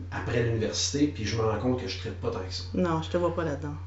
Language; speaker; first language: French; native; French